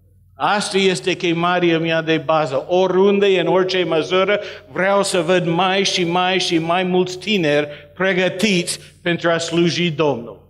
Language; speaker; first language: Romanian; non-native, learner; English